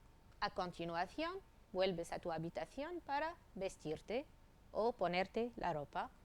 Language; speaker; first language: Spanish; non-native, fluent; Arabic